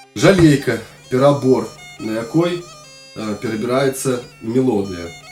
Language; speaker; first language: Belarusian; native; Belarusian